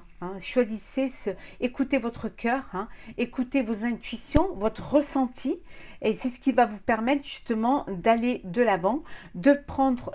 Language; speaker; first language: French; native; French